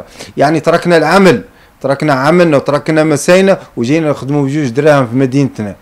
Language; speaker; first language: Arabic; native; Arabic